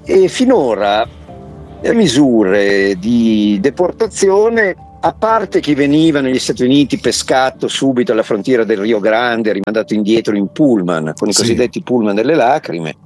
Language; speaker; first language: Italian; native; Italian